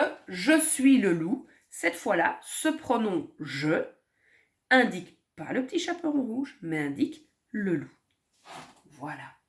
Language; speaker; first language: French; native; French